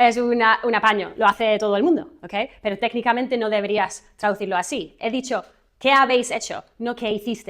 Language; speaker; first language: Spanish; non-native, fluent; English